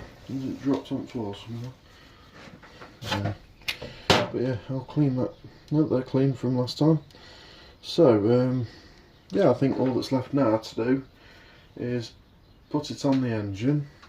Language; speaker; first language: English; native; English